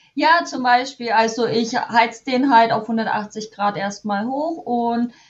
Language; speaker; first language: German; native; German